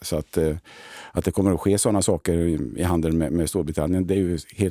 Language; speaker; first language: Swedish; native; Swedish